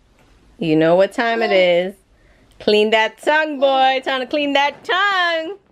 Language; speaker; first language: English; native; English